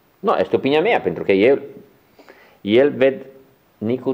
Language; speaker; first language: Romanian; non-native, learner; Italian